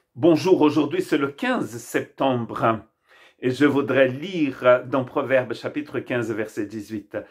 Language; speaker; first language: French; non-native, fluent; Portuguese